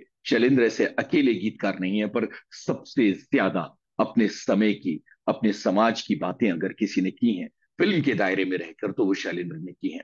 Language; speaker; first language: Hindi; native; Hindi